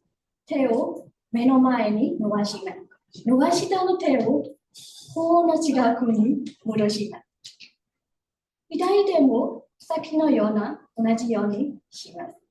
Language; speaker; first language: Japanese; non-native, learner; Burmese